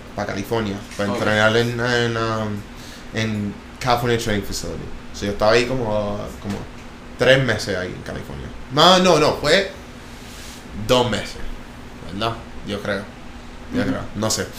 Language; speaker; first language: Spanish; early bilingual, heritage; Spanish